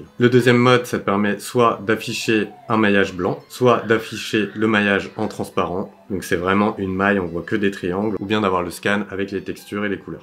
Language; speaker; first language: French; native; French